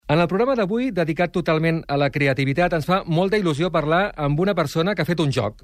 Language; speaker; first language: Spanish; non-native, local second language; Catalan